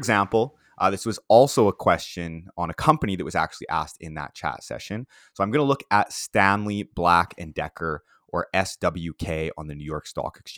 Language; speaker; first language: English; native; English